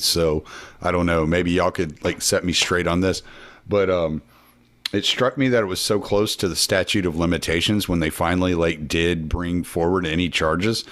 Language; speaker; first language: English; native; English